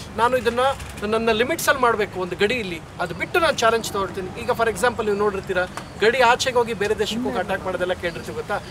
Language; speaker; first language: Kannada; native; Kannada